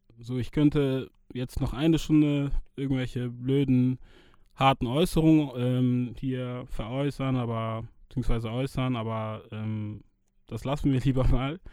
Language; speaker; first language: German; early bilingual, other home language; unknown